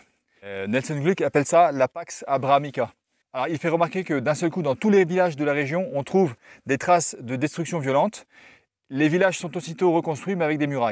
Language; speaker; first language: French; native; French